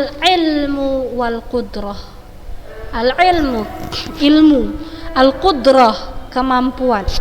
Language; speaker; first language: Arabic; non-native, fluent; Indonesian